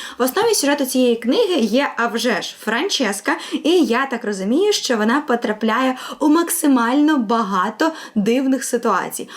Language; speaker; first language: Ukrainian; non-native, local second language; Russian